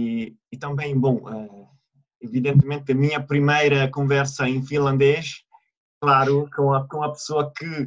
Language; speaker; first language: Portuguese; non-native, fluent; Italian